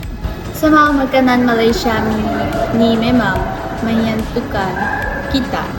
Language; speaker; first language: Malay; non-native, learner; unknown